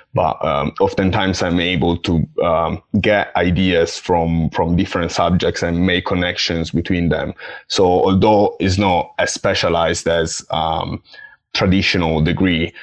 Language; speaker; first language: English; non-native, fluent; Italian